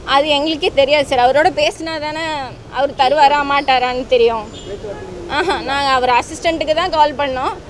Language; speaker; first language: Tamil; native; Tamil